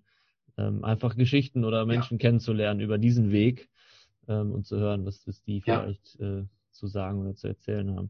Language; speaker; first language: German; native; German